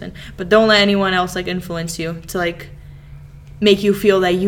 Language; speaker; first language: English; early bilingual, other home language; Serbian